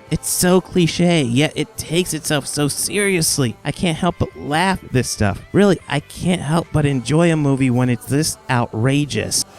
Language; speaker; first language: English; native; English